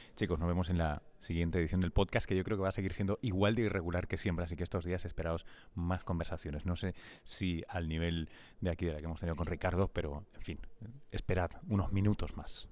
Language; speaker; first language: Spanish; native; Spanish